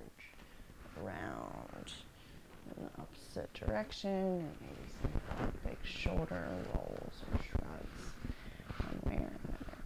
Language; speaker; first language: English; native; English